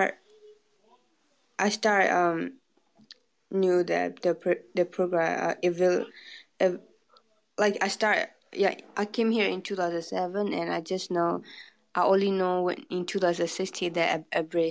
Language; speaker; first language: English; non-native, fluent; Burmese